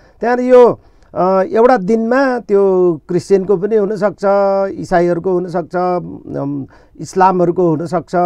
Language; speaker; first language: Nepali; non-native, local second language; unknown